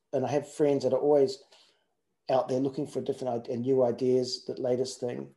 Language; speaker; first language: English; native; English